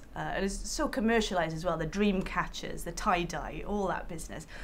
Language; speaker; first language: English; native; English